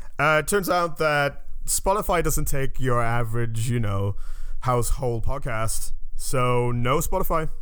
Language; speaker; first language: English; native; English